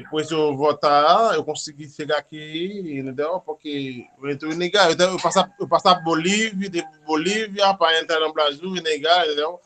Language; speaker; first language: Portuguese; non-native, learner; Haitian Creole